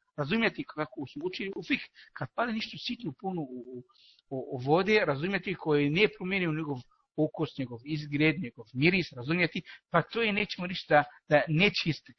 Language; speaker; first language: Bosnian; non-native, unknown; Arabic